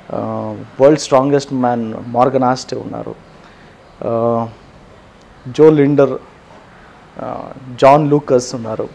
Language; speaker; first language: Telugu; non-native, learner; Kannada